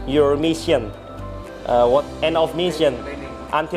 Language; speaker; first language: English; non-native, learner; Indonesian